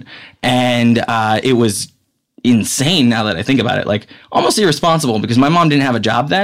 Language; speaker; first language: English; native; English